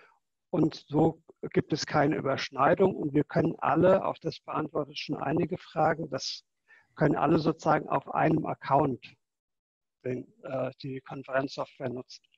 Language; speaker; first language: German; native; German